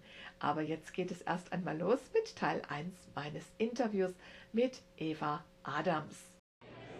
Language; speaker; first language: German; native; German